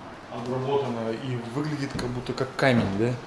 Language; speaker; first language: Russian; native; Russian